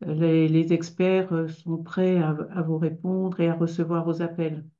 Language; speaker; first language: French; native; French